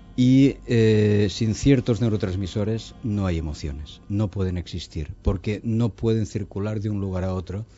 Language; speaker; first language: Spanish; native; Spanish